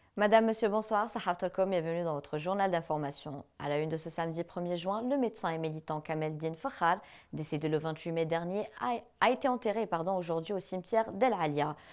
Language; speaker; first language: French; non-native, local second language; Arabic